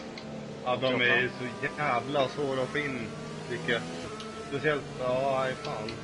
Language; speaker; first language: Swedish; native; Swedish